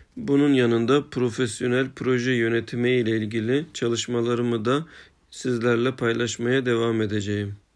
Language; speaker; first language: Turkish; early bilingual, heritage; Turkish